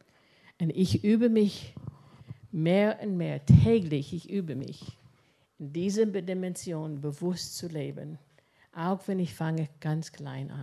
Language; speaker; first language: German; non-native, fluent; English